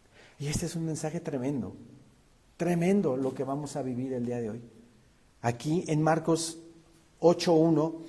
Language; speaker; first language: Spanish; native; Spanish